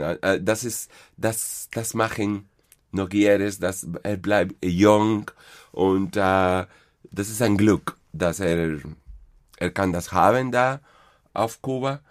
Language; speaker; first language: German; non-native, fluent; Spanish